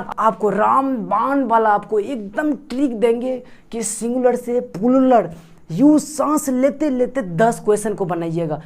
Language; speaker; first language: Hindi; native; Hindi